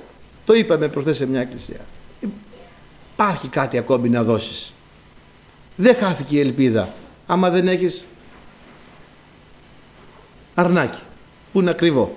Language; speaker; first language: Greek; native; Greek